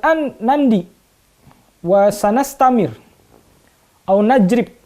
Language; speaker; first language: Arabic; non-native, fluent; Indonesian